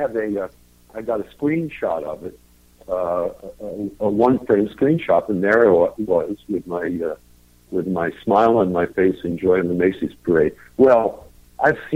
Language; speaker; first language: English; native; English